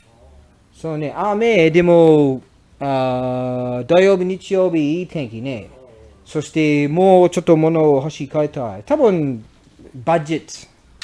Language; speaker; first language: Japanese; non-native, learner; English